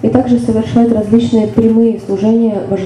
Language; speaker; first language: Russian; native; Russian